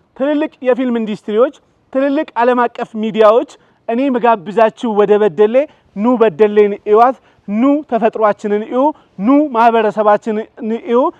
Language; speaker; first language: Amharic; non-native, local second language; Oromo